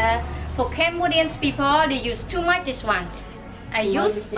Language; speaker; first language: English; non-native, learner; Khmer